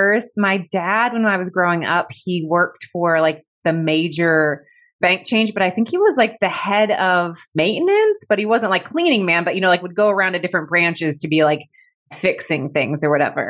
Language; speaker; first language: English; native; English